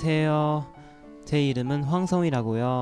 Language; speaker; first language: Korean; non-native, learner; Chinese